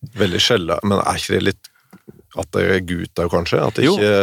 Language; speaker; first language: Norwegian; native; Norwegian